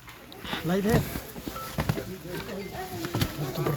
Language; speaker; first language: Hindi; non-native, local second language; Khasi